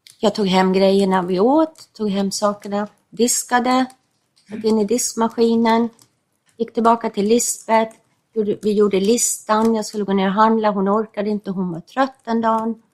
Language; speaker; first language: Swedish; non-native, fluent; English